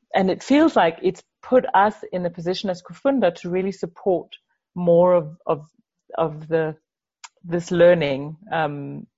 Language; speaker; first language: English; non-native, fluent; Danish